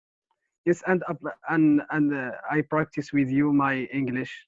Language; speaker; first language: English; non-native, learner; Arabic